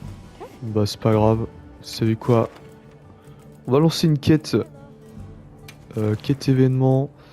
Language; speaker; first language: French; native; French